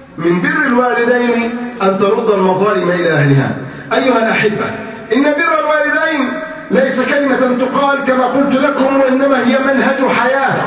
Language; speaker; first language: Arabic; native; Arabic